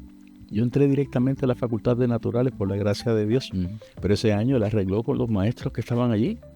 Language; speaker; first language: Spanish; native; Spanish